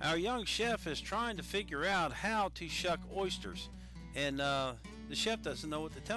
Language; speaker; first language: English; native; English